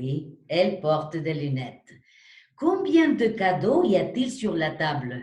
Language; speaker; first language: French; non-native, fluent; Spanish